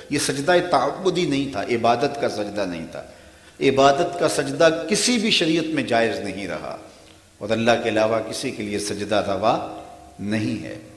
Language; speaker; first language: Urdu; non-native, local second language; Punjabi